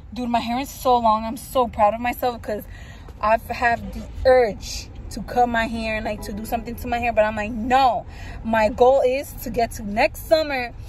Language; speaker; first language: English; early bilingual, other home language; Spanish